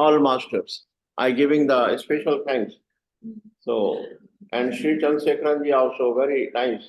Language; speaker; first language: English; non-native, learner; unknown